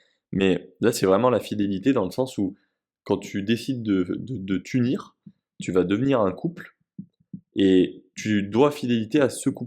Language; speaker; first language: French; native; French